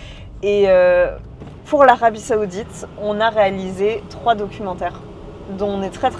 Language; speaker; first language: French; native; French